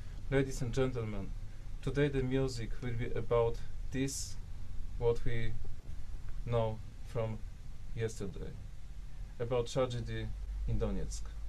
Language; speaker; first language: English; non-native, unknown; Polish